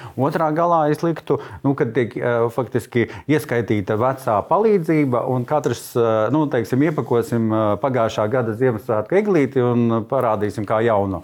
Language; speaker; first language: Latvian; native; Latvian